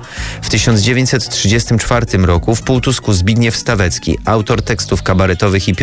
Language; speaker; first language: Polish; native; Polish